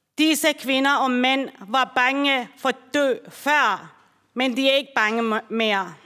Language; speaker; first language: Danish; non-native, fluent; Persian